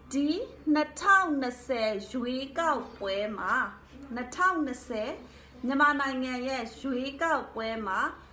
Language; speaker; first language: Burmese; non-native, local second language; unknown